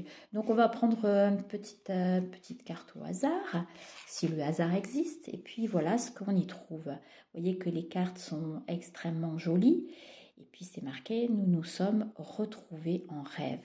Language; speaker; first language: French; native; French